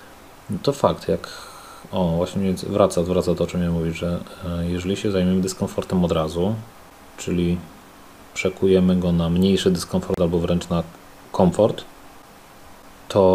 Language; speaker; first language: Polish; native; Polish